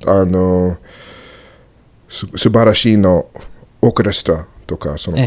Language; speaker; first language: Japanese; non-native, learner; English